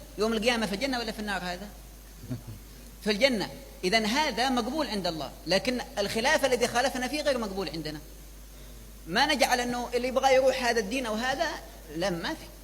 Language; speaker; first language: Arabic; native; Arabic